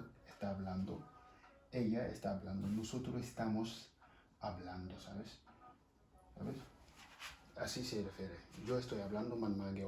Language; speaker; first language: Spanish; non-native, fluent; Wolof